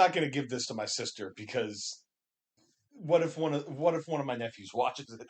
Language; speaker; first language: English; native; English